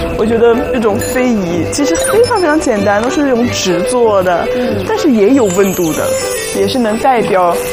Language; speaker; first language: Chinese; non-native, fluent; French